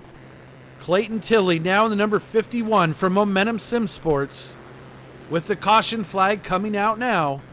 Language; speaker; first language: English; native; English